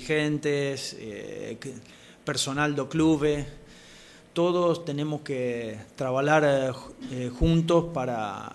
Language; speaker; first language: Spanish; non-native, fluent; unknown